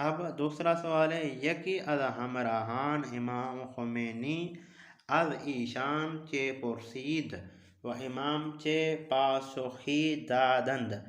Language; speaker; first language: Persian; non-native, fluent; Urdu